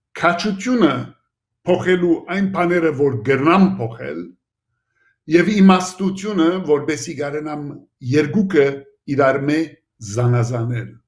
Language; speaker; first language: Armenian; early bilingual, heritage; Armenian